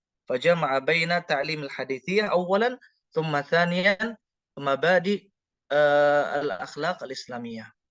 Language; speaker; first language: Arabic; non-native, learner; Indonesian